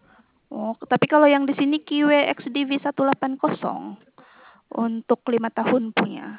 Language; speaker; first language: Indonesian; non-native, local second language; Malay